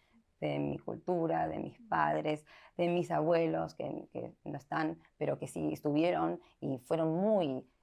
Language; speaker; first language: Spanish; early bilingual, heritage; Spanish